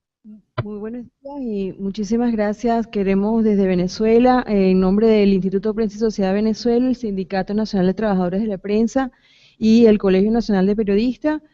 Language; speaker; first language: Spanish; native; Spanish